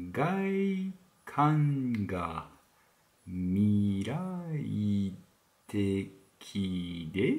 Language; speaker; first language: Japanese; non-native, learner; French